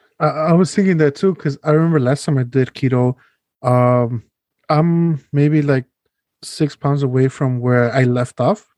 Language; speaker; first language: English; early bilingual, other home language; Spanish